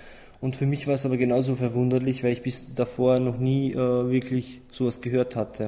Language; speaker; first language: German; early bilingual, other home language; Albanian